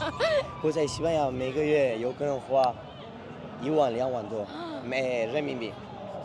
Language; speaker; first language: Chinese; non-native, learner; Spanish